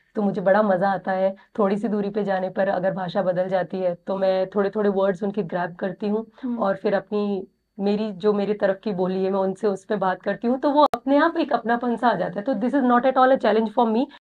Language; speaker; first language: Hindi; native; Hindi